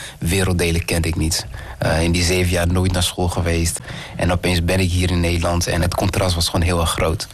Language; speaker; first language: Dutch; early bilingual, other home language; Kinyarwanda